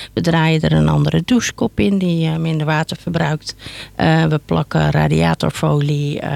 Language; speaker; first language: Dutch; native; Dutch